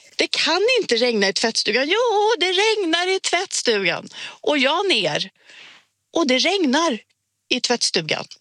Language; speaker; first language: Swedish; native; Swedish